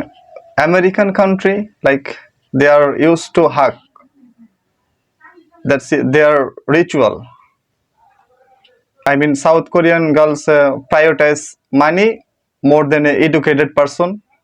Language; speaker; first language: English; non-native, learner; Bangla